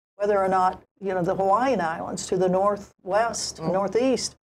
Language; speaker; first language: English; native; English